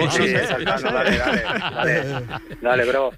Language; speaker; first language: Spanish; native; Spanish